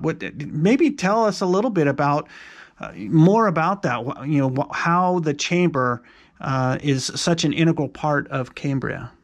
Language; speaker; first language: English; native; English